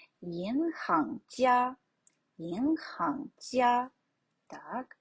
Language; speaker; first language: Chinese; non-native, fluent; Ukrainian